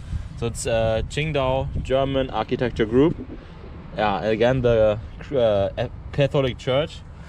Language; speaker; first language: English; non-native, fluent; German